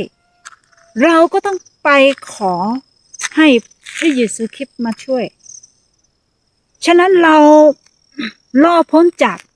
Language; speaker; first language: Thai; non-native, fluent; Akha